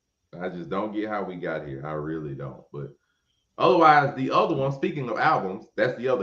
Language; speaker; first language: English; native; English